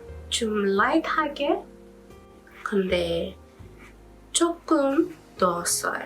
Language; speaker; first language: Korean; non-native, learner; English